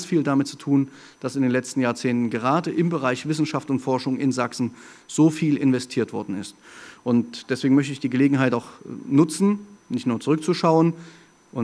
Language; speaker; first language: German; native; German